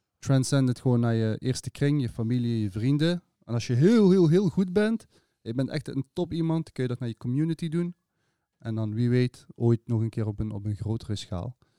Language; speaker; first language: Dutch; early bilingual, other home language; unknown